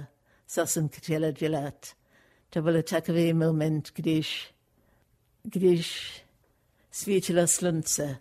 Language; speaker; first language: Czech; non-native, fluent; English